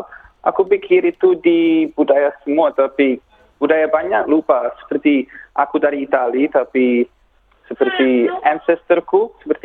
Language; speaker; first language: Indonesian; non-native, learner; English